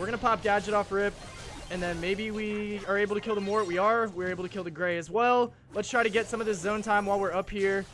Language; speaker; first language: English; native; English